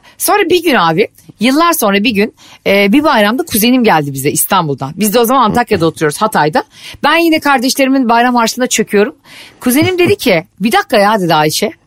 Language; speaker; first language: Turkish; native; Turkish